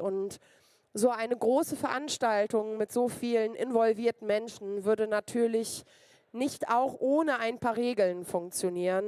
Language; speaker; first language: German; native; German